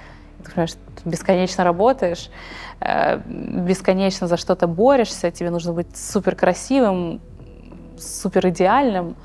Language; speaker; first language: Russian; native; Russian